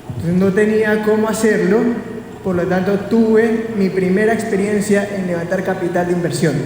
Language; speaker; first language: Spanish; native; Spanish